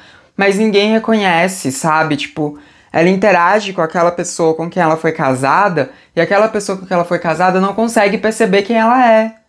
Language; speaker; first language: Portuguese; native; Portuguese